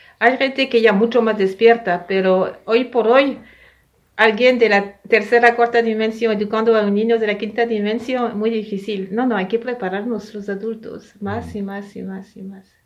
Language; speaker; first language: Spanish; non-native, fluent; French